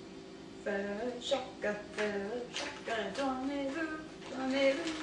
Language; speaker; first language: French; non-native, learner; English